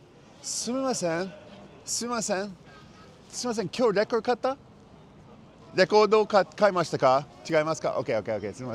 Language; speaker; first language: Japanese; non-native, learner; English